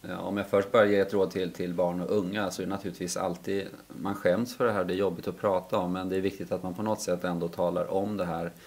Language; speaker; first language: Swedish; early bilingual, heritage; Swedish